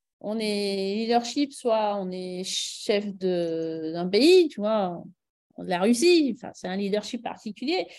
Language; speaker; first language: French; native; French